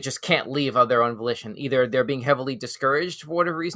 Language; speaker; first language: English; native; English